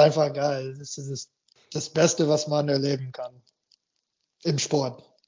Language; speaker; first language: German; non-native, fluent; English